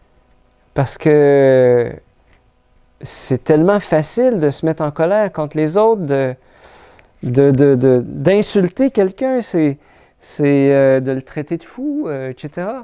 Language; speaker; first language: French; native; French